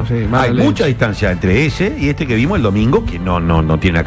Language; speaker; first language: Spanish; native; Spanish